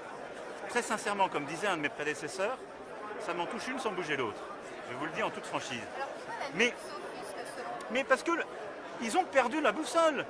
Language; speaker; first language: French; native; French